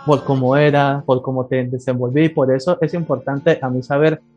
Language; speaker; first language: Spanish; native; Spanish